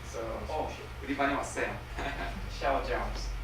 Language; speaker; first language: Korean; early bilingual, heritage; English